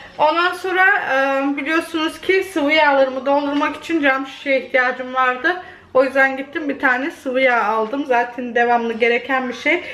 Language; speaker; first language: Turkish; early bilingual, other home language; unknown